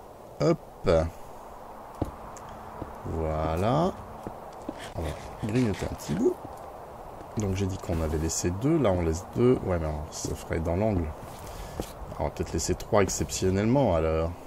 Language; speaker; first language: French; native; French